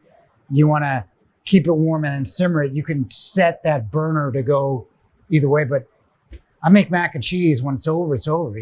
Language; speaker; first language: English; native; English